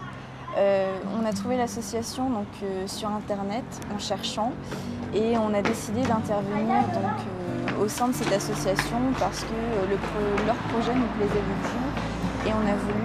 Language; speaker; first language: French; native; French